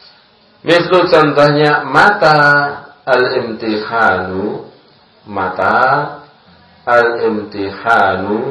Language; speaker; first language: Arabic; non-native, fluent; Indonesian